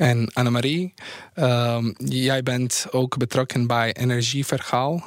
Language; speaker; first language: Dutch; non-native, fluent; Bosnian